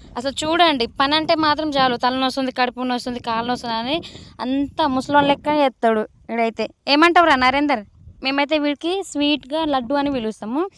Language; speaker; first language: Telugu; non-native, local second language; Lambadi